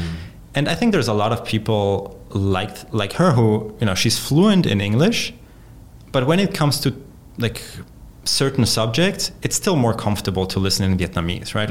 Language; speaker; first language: English; non-native, fluent; Polish